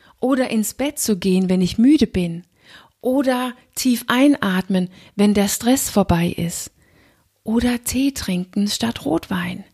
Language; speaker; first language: German; non-native, fluent; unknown